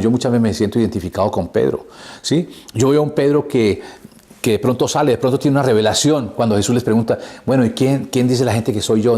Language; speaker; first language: Spanish; native; Spanish